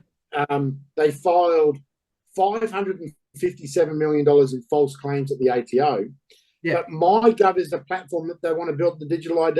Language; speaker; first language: English; native; English